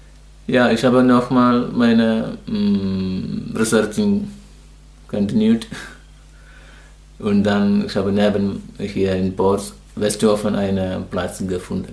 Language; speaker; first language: German; non-native, learner; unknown